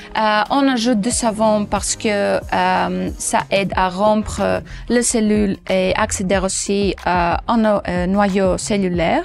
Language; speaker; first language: French; non-native, local second language; Dutch